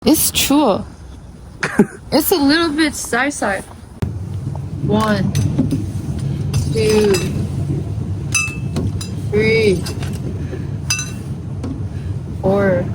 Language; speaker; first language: English; non-native, fluent; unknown